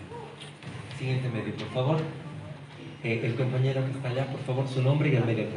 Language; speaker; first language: Spanish; native; Spanish